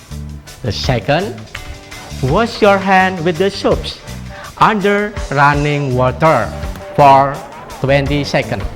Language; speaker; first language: English; non-native, fluent; Indonesian